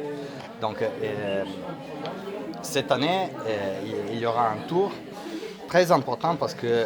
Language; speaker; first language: French; non-native, fluent; Italian